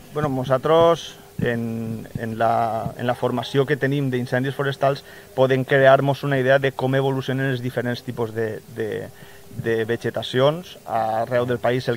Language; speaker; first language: Catalan; native; Catalan